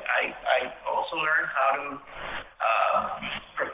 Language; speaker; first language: English; non-native, fluent; Spanish